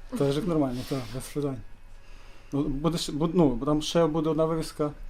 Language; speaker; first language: Ukrainian; native; Ukrainian